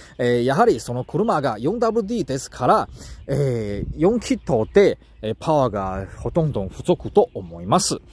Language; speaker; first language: Japanese; non-native, learner; Chinese